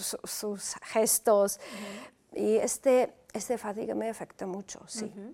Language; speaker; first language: Spanish; non-native, fluent; Uzbek